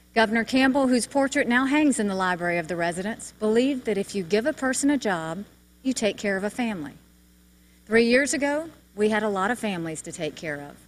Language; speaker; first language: English; native; English